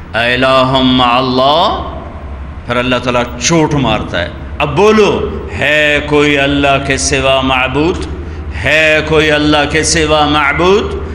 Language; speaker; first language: Urdu; non-native, local second language; Punjabi